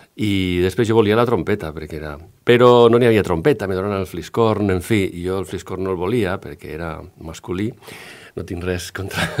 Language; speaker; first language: Catalan; native; Catalan